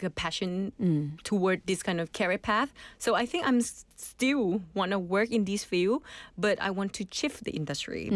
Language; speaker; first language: English; non-native, fluent; Thai